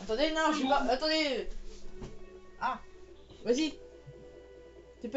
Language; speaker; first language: French; native; French